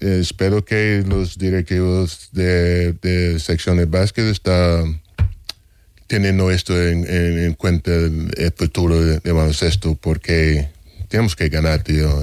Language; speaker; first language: Spanish; non-native, fluent; English